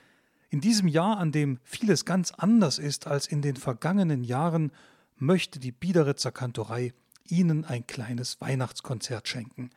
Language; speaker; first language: German; native; German